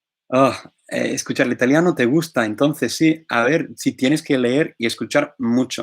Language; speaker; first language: Spanish; non-native, fluent; English